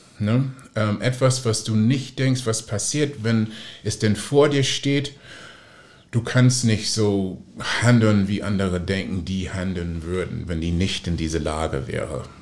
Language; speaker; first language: German; non-native, fluent; English